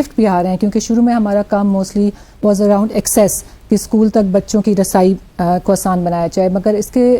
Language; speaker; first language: Urdu; native; Urdu